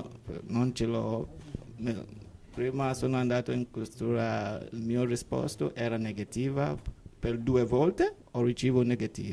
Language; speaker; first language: Italian; non-native, learner; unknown